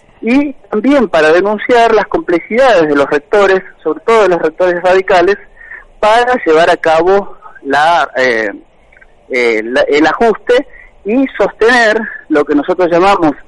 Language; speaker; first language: Spanish; native; Spanish